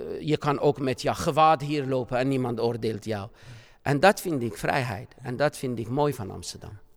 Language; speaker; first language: Dutch; non-native, fluent; Persian